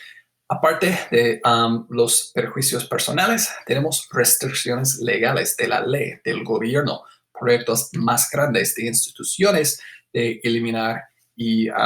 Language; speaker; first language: Spanish; non-native, fluent; English